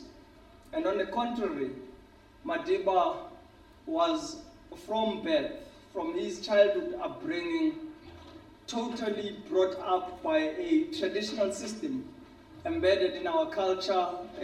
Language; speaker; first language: English; non-native, local second language; Xhosa